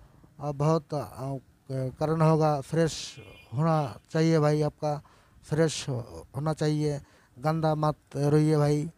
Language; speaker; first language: Hindi; non-native, learner; Bangla